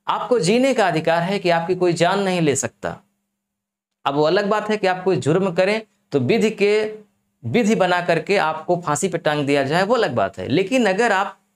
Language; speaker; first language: Hindi; native; Hindi